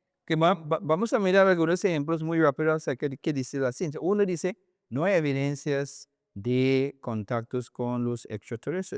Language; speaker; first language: Spanish; non-native, learner; English